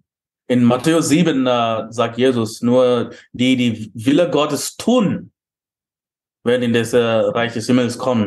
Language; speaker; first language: German; non-native, fluent; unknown